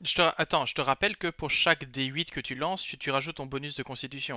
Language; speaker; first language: French; native; French